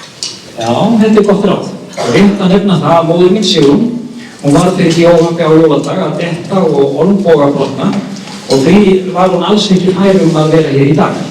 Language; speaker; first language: Icelandic; native; Icelandic